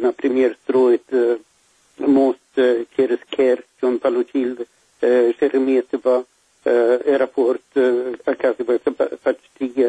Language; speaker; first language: Russian; non-native, fluent; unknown